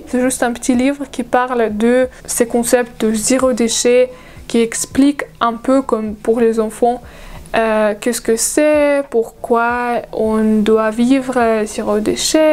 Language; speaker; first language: French; non-native, fluent; Russian